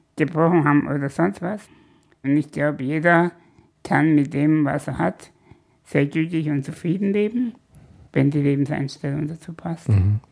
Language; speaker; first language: German; native; German